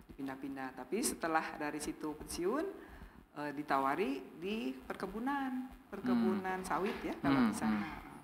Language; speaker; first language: Indonesian; native; Indonesian